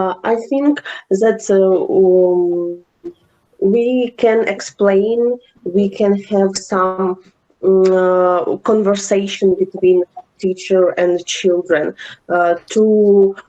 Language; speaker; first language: English; non-native, learner; Ukrainian